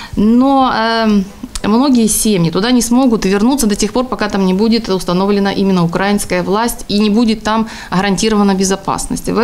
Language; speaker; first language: Russian; native; Russian